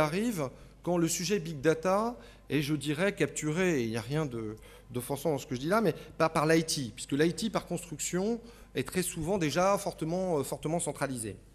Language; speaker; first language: French; native; French